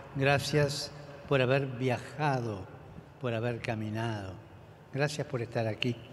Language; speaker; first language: Spanish; native; Spanish